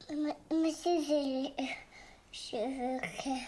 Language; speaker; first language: French; early bilingual, heritage; French